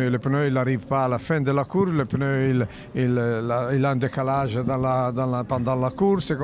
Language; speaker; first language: French; non-native, fluent; Italian